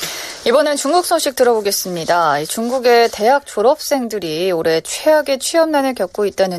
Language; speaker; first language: Korean; native; Korean